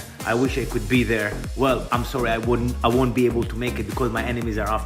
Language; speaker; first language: English; non-native, fluent; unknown